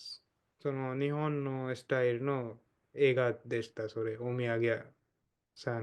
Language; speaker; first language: Japanese; non-native, fluent; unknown